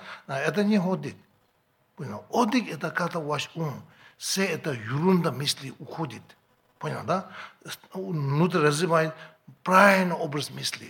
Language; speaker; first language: Russian; non-native, learner; Tibetan